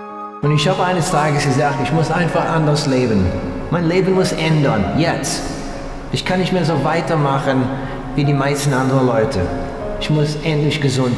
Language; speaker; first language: German; non-native, fluent; English